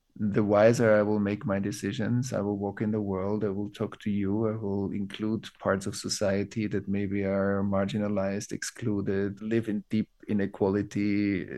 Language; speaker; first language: English; non-native, fluent; German